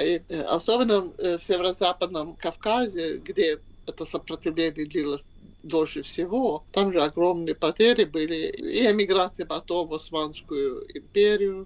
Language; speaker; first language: Russian; non-native, fluent; Swedish